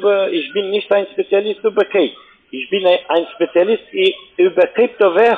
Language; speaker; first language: German; non-native, learner; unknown